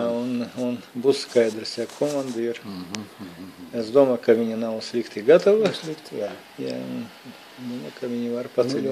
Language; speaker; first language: Latvian; non-native, local second language; Russian